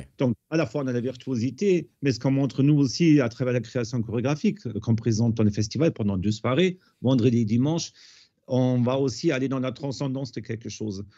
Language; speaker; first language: French; non-native, fluent; German